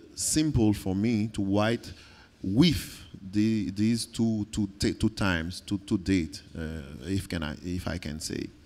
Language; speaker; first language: English; non-native, learner; Haitian Creole